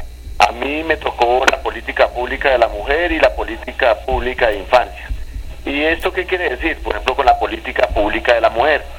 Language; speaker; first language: Spanish; native; Spanish